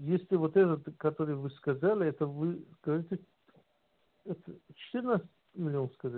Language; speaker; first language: Russian; non-native, learner; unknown